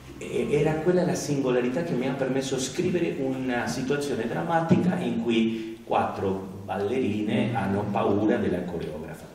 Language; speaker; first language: Italian; non-native, learner; Spanish